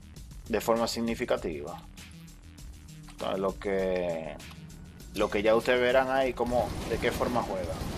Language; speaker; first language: Spanish; native; Spanish